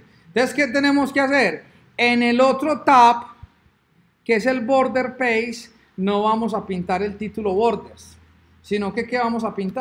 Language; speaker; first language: Spanish; native; Spanish